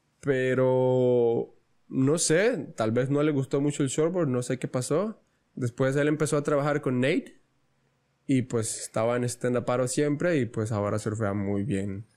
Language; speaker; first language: Spanish; native; Spanish